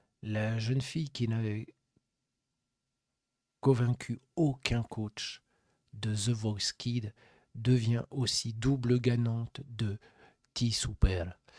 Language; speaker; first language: French; native; French